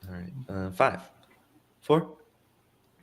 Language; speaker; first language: English; native; English